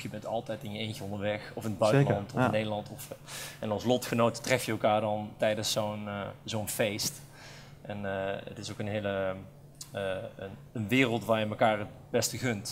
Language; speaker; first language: Dutch; native; Dutch